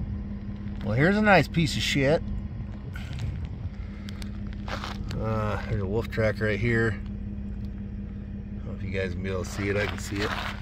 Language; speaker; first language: English; native; English